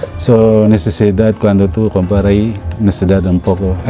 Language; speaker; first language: Spanish; non-native, learner; Filipino